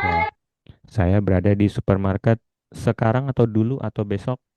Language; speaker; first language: Indonesian; native; Indonesian